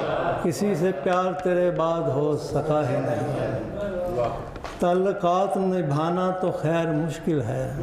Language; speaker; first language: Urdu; non-native, local second language; Punjabi